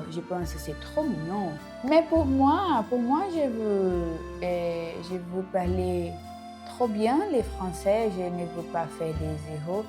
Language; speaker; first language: French; non-native, learner; Portuguese